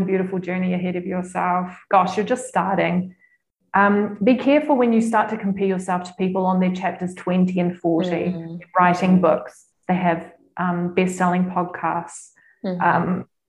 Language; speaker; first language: English; native; English